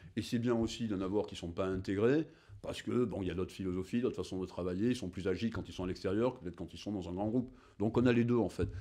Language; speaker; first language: French; native; French